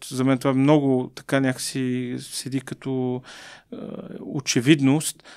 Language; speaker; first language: Bulgarian; native; Bulgarian